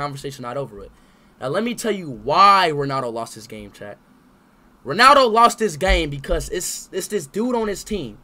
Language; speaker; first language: English; native; English